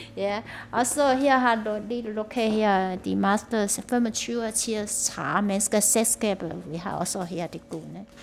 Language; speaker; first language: Danish; non-native, learner; Chinese